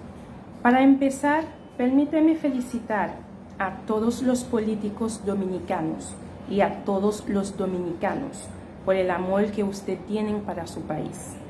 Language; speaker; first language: Spanish; non-native, fluent; Haitian Creole